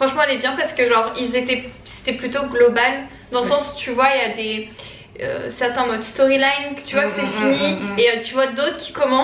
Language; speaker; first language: French; native; French